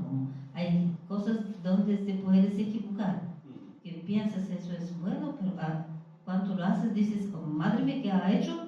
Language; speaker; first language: Spanish; non-native, fluent; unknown